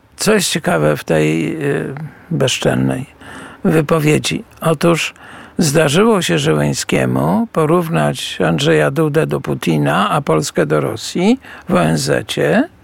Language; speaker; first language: Polish; native; Polish